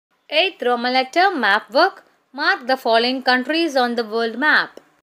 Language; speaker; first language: English; non-native, local second language; Tamil